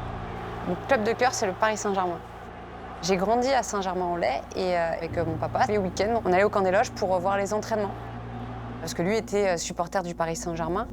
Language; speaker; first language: French; native; French